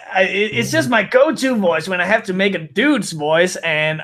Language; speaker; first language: English; non-native, fluent; Danish